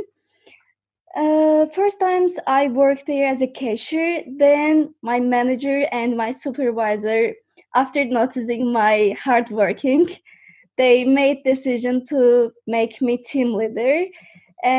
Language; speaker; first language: English; non-native, fluent; Azerbaijani